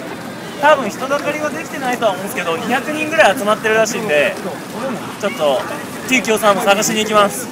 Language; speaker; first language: Japanese; native; Japanese